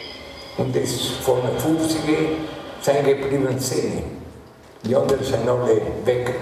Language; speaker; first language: German; non-native, learner; Italian